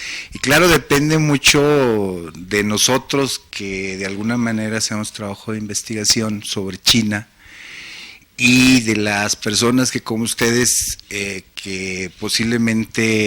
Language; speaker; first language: Spanish; native; Spanish